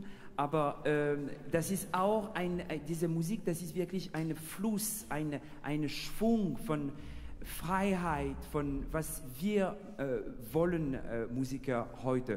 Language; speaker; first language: German; non-native, fluent; French